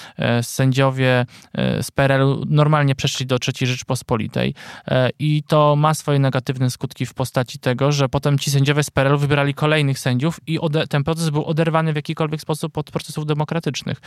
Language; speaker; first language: Polish; native; Polish